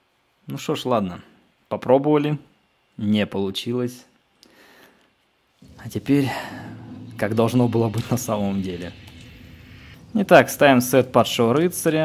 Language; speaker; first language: Russian; native; Russian